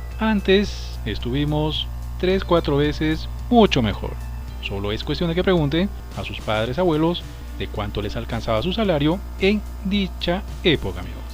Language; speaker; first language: Spanish; native; Spanish